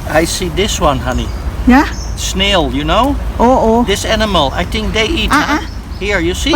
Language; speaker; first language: English; non-native, learner; Dutch